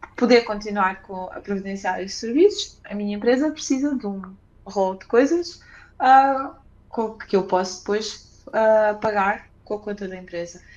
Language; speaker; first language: Portuguese; early bilingual, other home language; Ukrainian